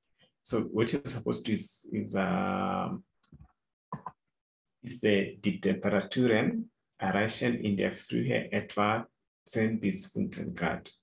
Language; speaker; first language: German; non-native, fluent; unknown